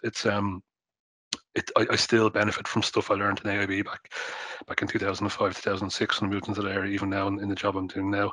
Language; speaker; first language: English; native; English